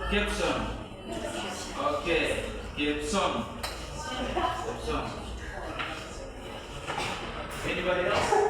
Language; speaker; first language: English; non-native, learner; Indonesian